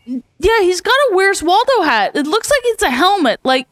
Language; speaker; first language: English; native; English